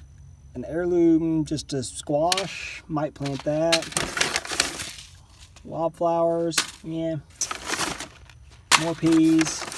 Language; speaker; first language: English; native; English